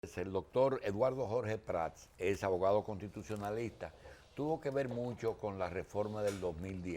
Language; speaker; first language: Spanish; native; Spanish